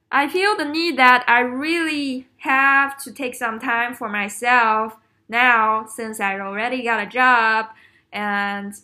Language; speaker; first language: English; non-native, fluent; Chinese